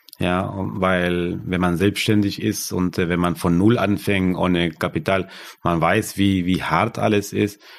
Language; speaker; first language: German; non-native, fluent; Spanish